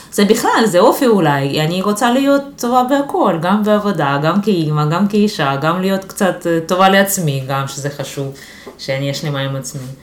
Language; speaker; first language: Hebrew; non-native, fluent; Russian